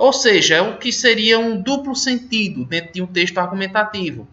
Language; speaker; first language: Portuguese; native; Portuguese